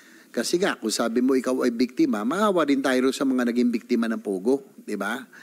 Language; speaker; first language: Filipino; native; Filipino